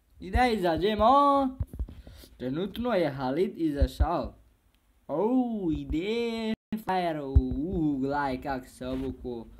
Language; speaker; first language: Bosnian; early bilingual, heritage; Bosnian